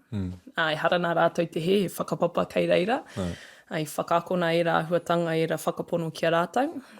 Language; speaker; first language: Māori; native; Māori